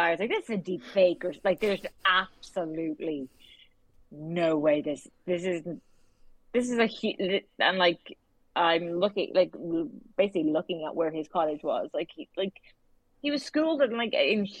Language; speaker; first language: English; native; English